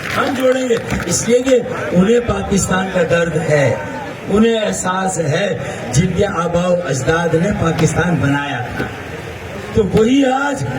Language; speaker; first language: Urdu; native; Urdu